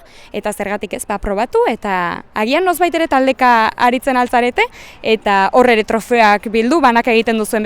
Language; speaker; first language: Basque; native; Basque